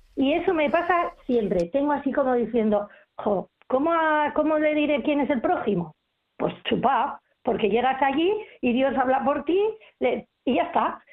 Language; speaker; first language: Spanish; native; Spanish